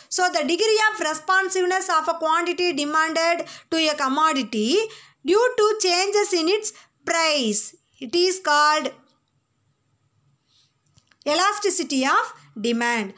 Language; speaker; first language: English; non-native, local second language; Tamil